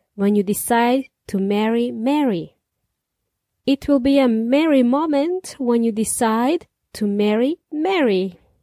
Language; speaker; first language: English; non-native, fluent; Serbian